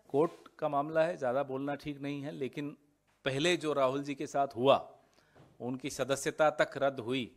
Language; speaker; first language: Hindi; native; Hindi